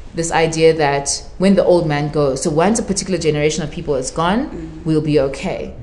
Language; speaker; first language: English; non-native, local second language; Shona